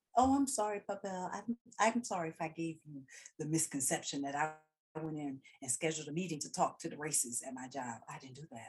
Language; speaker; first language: English; early bilingual, other home language; Spanish